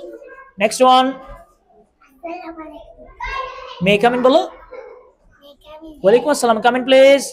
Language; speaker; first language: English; non-native, local second language; Bangla